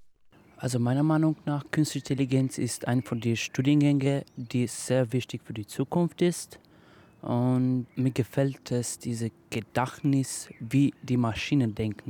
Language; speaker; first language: German; non-native, fluent; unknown